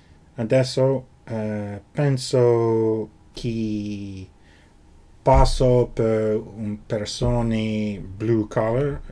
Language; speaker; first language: Italian; non-native, learner; English